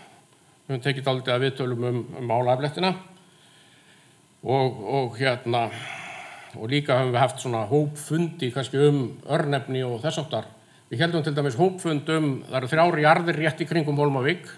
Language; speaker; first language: Icelandic; native; Icelandic